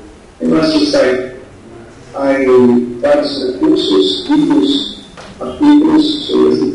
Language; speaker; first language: Spanish; non-native, fluent; Portuguese